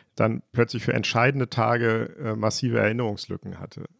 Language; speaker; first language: German; native; German